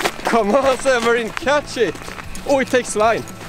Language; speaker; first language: English; non-native, fluent; Swedish